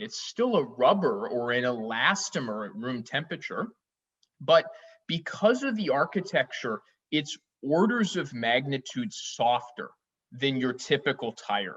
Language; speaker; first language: English; native; English